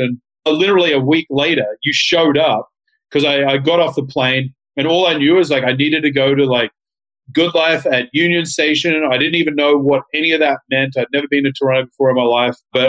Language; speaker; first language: English; native; English